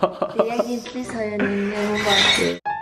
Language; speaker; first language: Mongolian; native; Mongolian